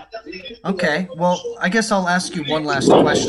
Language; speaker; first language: English; native; English